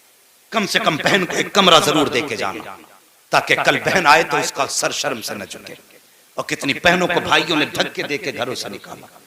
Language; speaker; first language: Hindi; native; Hindi